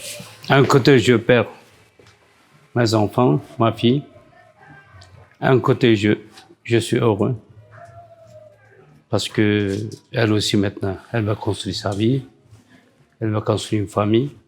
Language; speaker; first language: French; non-native, learner; Turkish